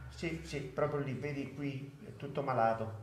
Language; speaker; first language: Italian; native; Italian